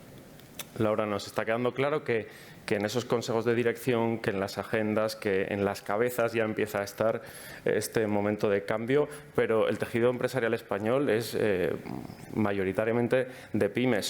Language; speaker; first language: Spanish; native; Spanish